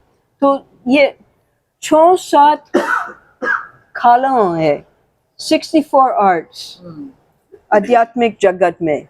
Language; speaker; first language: Hindi; non-native, learner; English